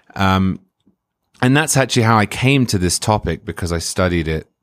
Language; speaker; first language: English; native; English